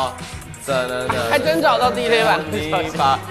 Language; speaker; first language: Chinese; native; Chinese